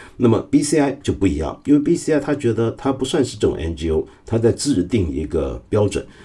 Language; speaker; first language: Chinese; non-native, local second language; Cantonese